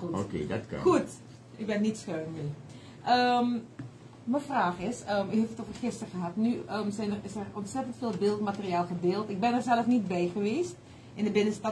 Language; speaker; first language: Dutch; native; Dutch